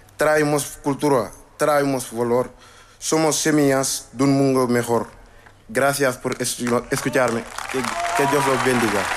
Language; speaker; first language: Spanish; non-native, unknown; Wolof